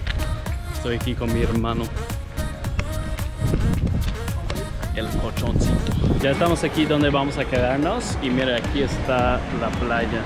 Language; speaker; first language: Spanish; early bilingual, heritage; Spanish